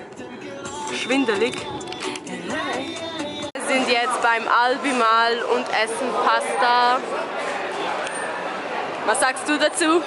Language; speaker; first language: German; early bilingual, other home language; Albanian